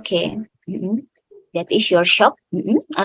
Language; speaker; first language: English; non-native, fluent; Indonesian